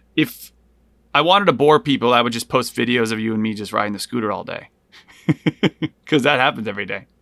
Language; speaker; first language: English; native; English